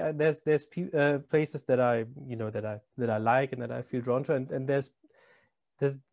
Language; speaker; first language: English; non-native, fluent; German